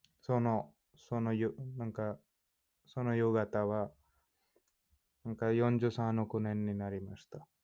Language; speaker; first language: Japanese; non-native, fluent; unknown